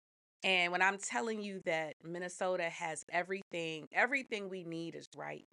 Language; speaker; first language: English; native; English